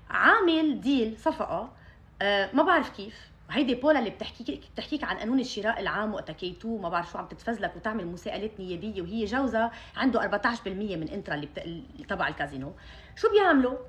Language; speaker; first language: Arabic; native; Arabic